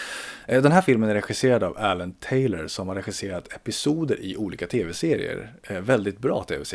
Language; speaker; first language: Swedish; native; Swedish